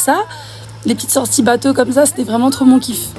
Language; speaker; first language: French; native; French